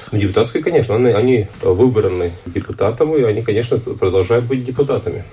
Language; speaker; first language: Russian; non-native, local second language; Latvian